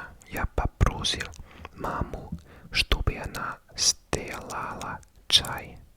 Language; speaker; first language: Russian; non-native, learner; English